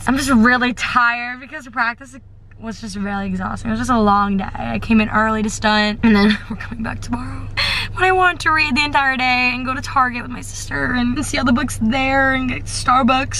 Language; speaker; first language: English; native; English